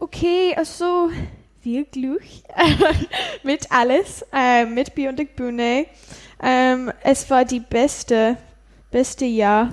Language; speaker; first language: German; non-native, learner; English